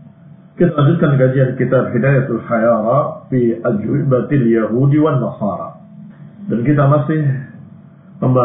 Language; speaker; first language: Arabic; non-native, fluent; Indonesian